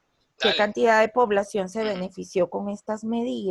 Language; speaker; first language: Spanish; native; Spanish